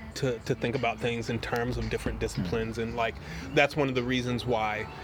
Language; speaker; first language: English; native; English